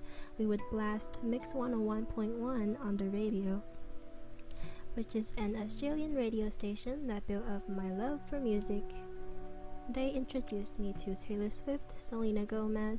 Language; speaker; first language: English; non-native, fluent; Chinese